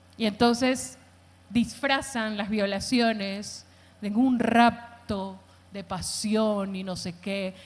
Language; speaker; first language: Spanish; native; Spanish